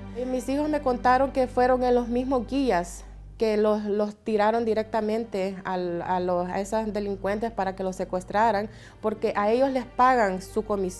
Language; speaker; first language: Spanish; native; Spanish